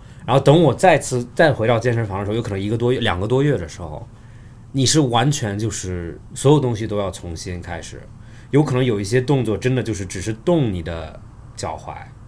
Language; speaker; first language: Chinese; native; Chinese